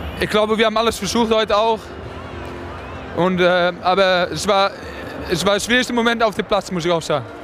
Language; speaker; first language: German; non-native, learner; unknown